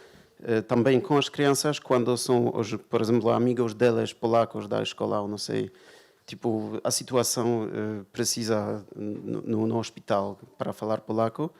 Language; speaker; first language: Portuguese; non-native, fluent; Polish